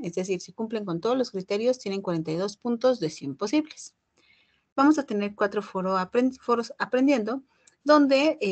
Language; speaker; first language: Spanish; native; Spanish